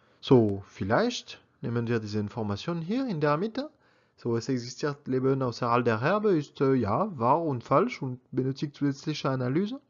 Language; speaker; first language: German; non-native, learner; French